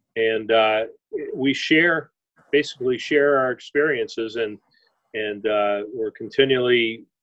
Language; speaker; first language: English; native; English